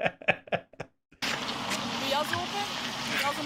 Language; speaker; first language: Dutch; native; Dutch